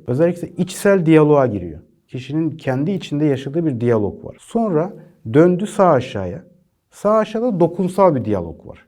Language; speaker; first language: Turkish; native; Turkish